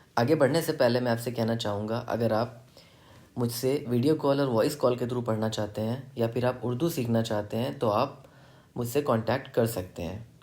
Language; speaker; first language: Hindi; native; Hindi